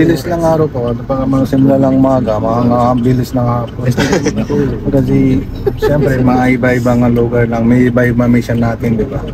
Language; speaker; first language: Filipino; non-native, learner; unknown